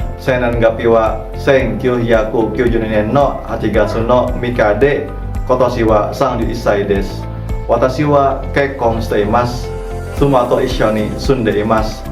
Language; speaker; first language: Japanese; non-native, learner; Indonesian